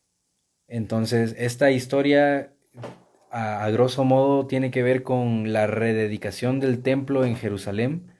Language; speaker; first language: Spanish; native; Spanish